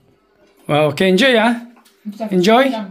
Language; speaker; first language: English; non-native, local second language; Filipino